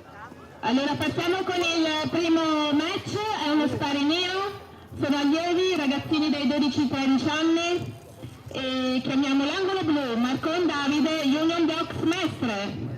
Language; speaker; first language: Italian; native; Italian